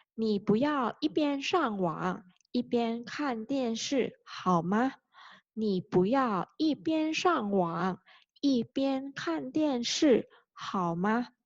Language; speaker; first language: Chinese; non-native, fluent; Thai